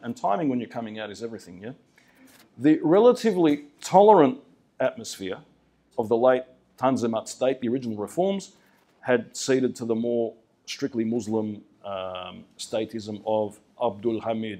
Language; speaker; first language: English; early bilingual, other home language; Greek